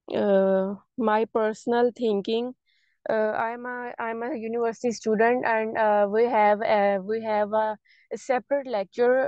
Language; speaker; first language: English; non-native, local second language; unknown